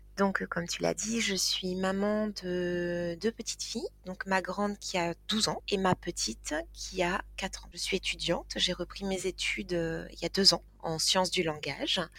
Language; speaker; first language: French; native; French